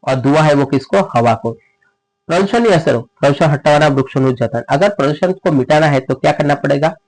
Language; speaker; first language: Hindi; non-native, local second language; Gujarati